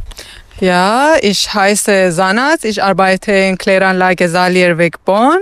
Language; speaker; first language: German; non-native, learner; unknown